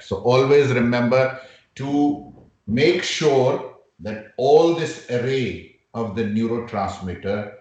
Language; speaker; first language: English; non-native, local second language; Urdu